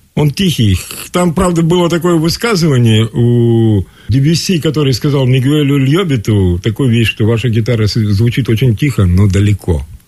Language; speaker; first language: Russian; native; Russian